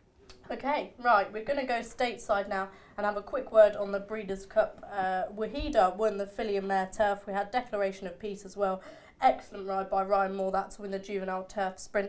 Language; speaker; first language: English; native; English